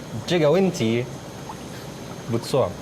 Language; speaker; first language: Chinese; non-native, learner; Arabic